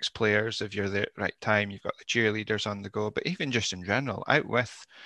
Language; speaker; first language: English; native; English